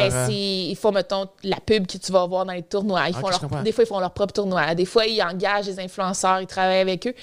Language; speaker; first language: French; native; French